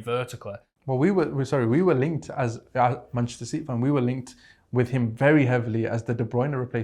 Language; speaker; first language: English; native; English